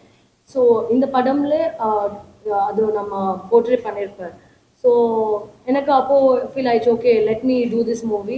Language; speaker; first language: Tamil; non-native, learner; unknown